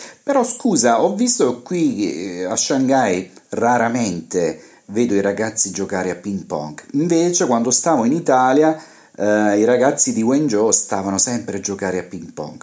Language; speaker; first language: Italian; native; Italian